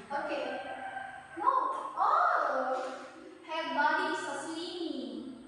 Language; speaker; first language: English; non-native, learner; Indonesian